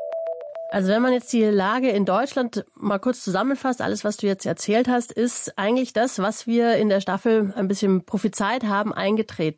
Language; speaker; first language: German; native; German